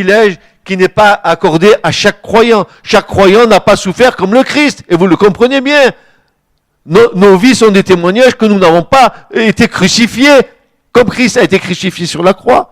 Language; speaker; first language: French; native; French